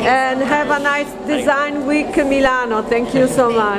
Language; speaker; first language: English; non-native, fluent; Italian